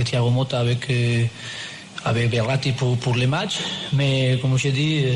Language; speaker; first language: French; non-native, learner; Spanish